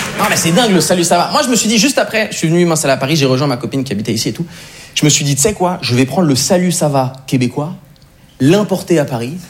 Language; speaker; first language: French; native; French